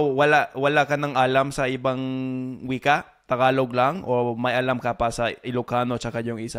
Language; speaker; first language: Filipino; non-native, fluent; English